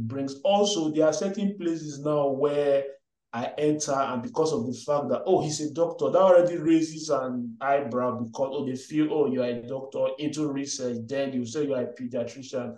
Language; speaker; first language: English; non-native, local second language; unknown